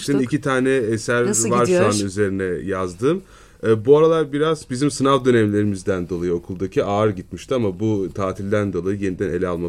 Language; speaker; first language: Turkish; native; Turkish